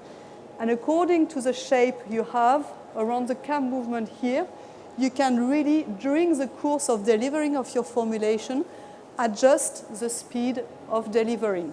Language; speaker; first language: English; non-native, fluent; French